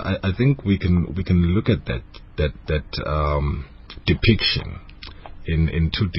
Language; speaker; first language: English; non-native, local second language; Zulu